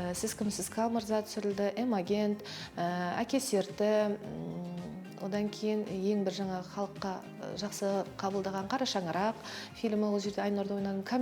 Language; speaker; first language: Kazakh; early bilingual, heritage; Kazakh